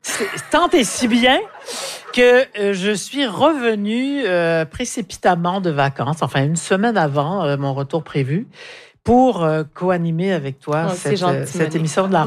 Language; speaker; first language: French; native; French